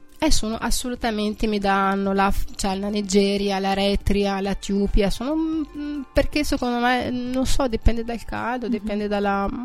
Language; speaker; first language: Italian; non-native, fluent; Arabic